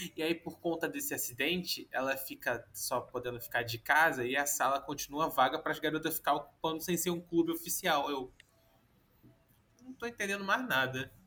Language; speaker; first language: Portuguese; native; Portuguese